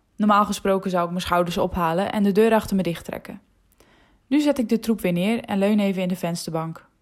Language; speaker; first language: Dutch; non-native, local second language; Western Frisian